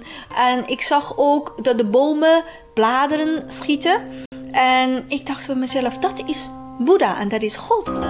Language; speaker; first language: Dutch; non-native, fluent; Chinese